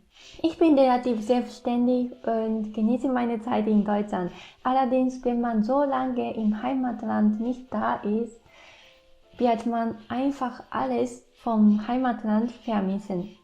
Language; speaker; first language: German; non-native, fluent; Japanese